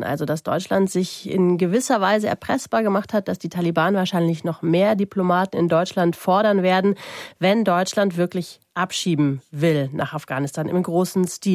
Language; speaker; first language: German; native; German